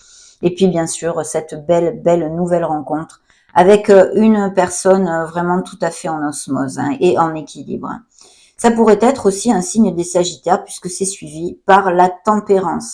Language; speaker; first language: French; native; French